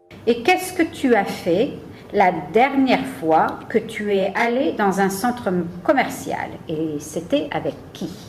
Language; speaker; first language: French; non-native, fluent; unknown